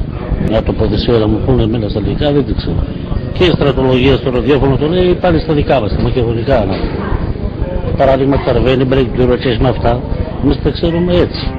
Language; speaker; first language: Greek; non-native, local second language; Macedonian